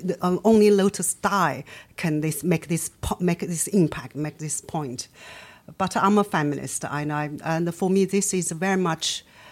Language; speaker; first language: English; non-native, fluent; Chinese